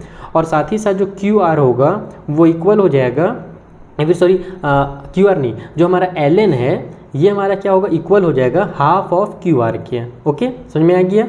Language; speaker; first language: Hindi; native; Hindi